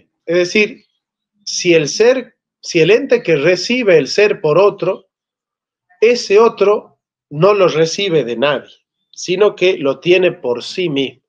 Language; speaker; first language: Spanish; native; Spanish